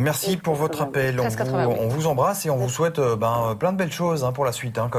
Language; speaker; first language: French; native; French